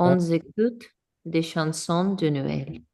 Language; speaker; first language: French; non-native, learner; English